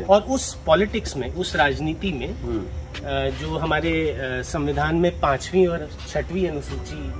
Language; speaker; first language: Hindi; native; Hindi